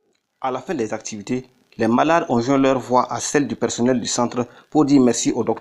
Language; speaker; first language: French; native; French